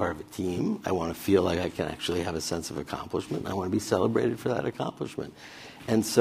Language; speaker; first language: English; native; English